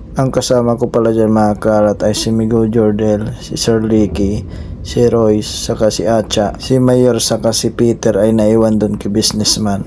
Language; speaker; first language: Filipino; native; Filipino